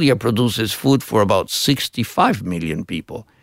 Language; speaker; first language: English; non-native, fluent; Spanish